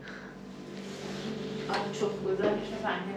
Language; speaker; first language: Turkish; non-native, learner; Persian